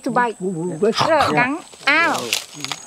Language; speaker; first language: English; non-native, learner; Vietnamese